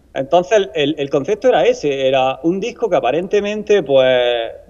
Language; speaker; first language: Spanish; native; Spanish